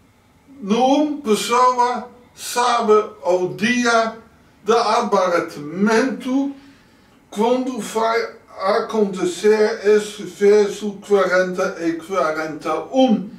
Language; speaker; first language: Portuguese; non-native, learner; Dutch